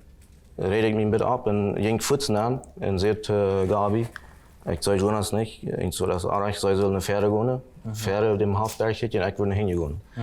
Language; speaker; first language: German; non-native, local second language; Plautdietsch